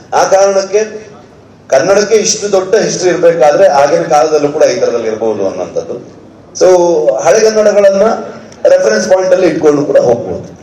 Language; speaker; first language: Kannada; native; Kannada